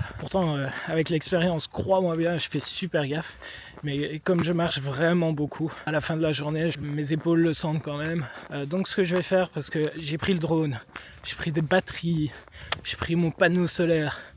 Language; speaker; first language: French; native; French